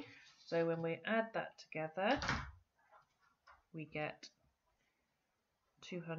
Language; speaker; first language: English; native; English